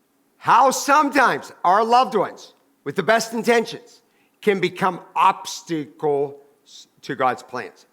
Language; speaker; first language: English; native; English